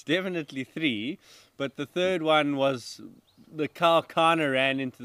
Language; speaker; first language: English; native; English